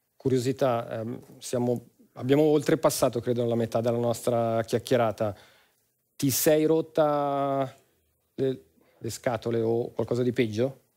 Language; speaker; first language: Italian; native; Italian